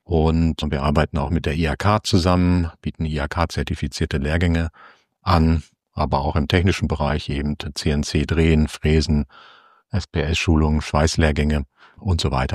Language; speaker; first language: German; native; German